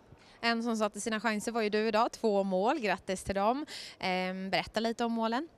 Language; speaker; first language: Swedish; native; Swedish